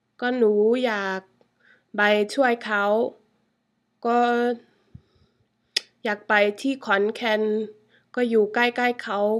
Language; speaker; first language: Thai; early bilingual, heritage; English